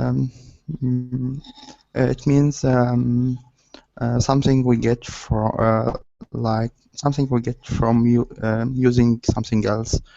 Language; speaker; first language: English; non-native, learner; Arabic